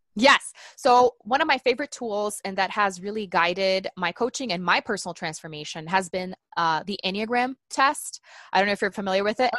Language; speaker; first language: English; non-native, fluent; Portuguese